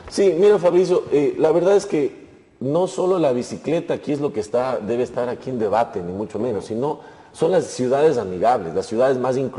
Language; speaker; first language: Spanish; native; Spanish